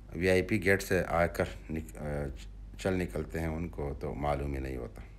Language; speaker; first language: Urdu; non-native, local second language; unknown